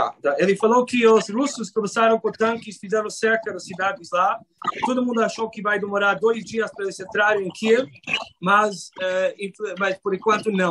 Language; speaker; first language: Portuguese; non-native, fluent; Hebrew